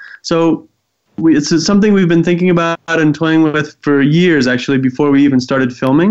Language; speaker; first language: English; native; English